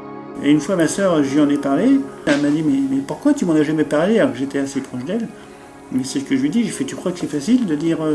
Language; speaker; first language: French; native; French